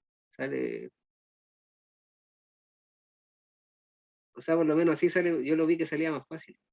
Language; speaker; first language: Spanish; native; Spanish